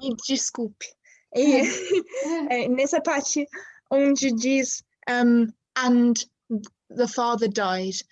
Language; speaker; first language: Portuguese; non-native, fluent; English